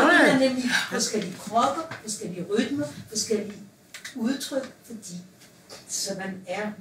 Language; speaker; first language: Danish; non-native, fluent; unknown